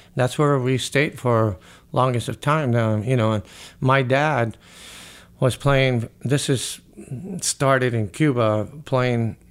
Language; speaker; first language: English; early bilingual, other home language; Spanish